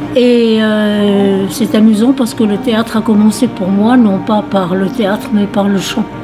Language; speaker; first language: French; native; French